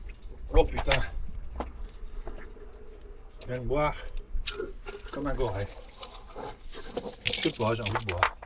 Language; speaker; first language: French; native; French